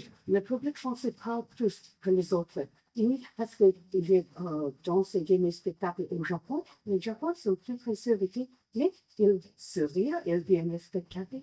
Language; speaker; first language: French; non-native, learner; English